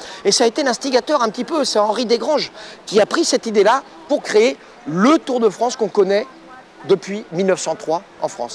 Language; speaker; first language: French; native; French